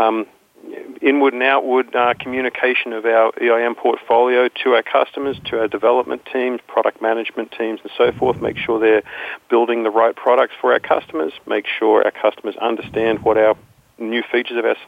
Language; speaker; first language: English; native; English